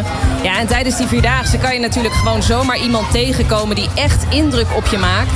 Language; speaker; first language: Dutch; native; Dutch